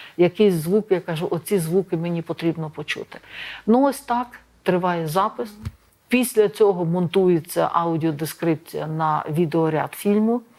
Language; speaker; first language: Ukrainian; native; Ukrainian